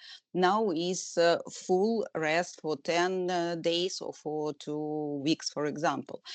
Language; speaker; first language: English; non-native, learner; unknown